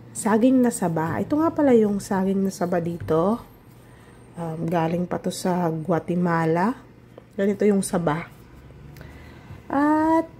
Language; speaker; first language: Filipino; non-native, local second language; Bikol